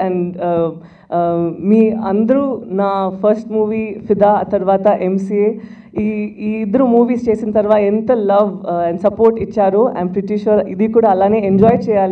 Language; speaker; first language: Telugu; non-native, fluent; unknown